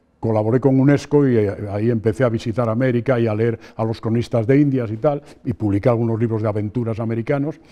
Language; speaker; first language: Spanish; native; Spanish